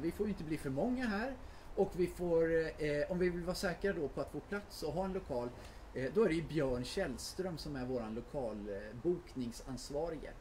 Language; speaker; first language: Swedish; native; Swedish